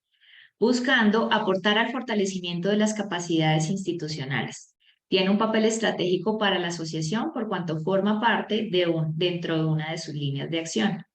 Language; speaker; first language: Spanish; native; Spanish